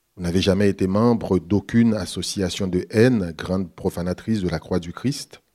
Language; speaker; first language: French; native; French